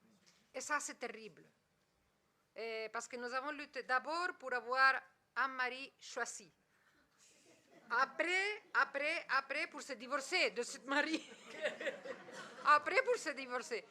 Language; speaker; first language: French; non-native, fluent; Spanish